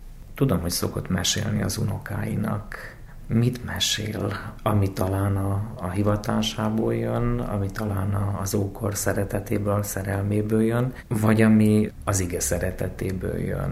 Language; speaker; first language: Hungarian; native; Hungarian